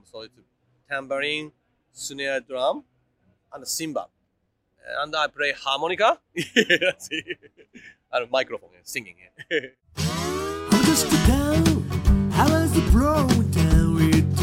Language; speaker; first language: English; non-native, fluent; Japanese